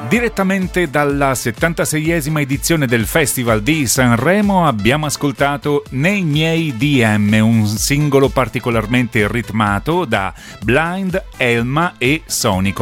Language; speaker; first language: Italian; native; Italian